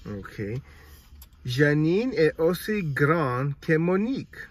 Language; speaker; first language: French; non-native, learner; English